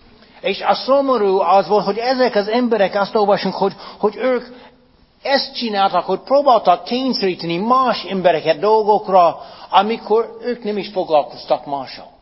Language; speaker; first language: Hungarian; non-native, fluent; English